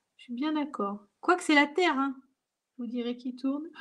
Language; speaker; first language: French; native; French